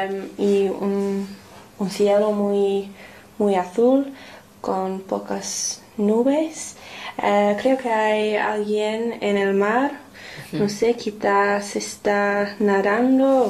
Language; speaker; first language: Spanish; non-native, learner; English